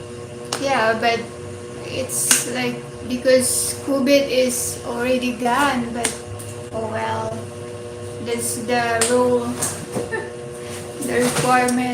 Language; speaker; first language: English; non-native, local second language; Filipino